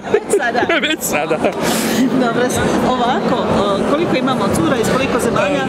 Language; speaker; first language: Croatian; native; Croatian